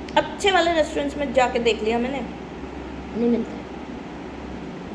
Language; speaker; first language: Hindi; non-native, local second language; Bangla